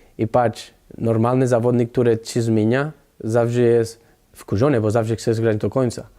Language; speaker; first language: Polish; non-native, learner; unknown